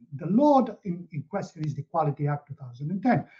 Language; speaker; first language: English; non-native, fluent; Catalan